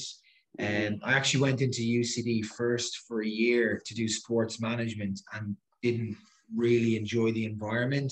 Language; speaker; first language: English; native; English